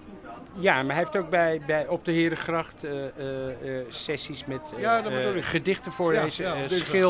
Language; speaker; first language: Dutch; native; Dutch